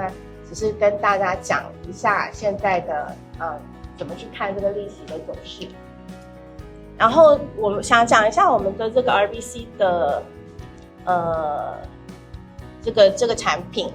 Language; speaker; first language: Chinese; native; Chinese